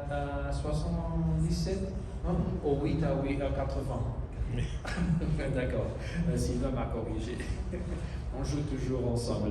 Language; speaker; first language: French; non-native, learner; Spanish